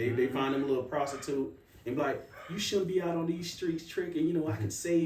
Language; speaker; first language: English; native; English